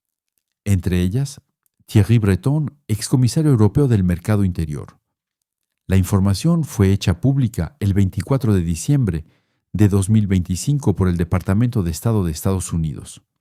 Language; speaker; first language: Spanish; non-native, fluent; French